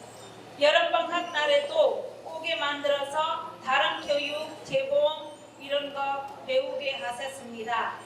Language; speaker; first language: Korean; non-native, learner; Hindi